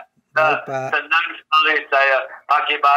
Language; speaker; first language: Indonesian; non-native, fluent; English